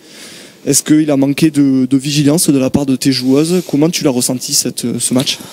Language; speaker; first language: French; native; French